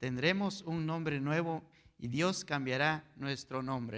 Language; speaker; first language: Spanish; native; Spanish